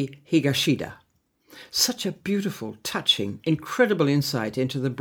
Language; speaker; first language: English; native; English